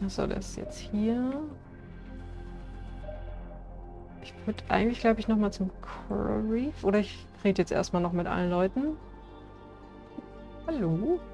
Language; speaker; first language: German; native; German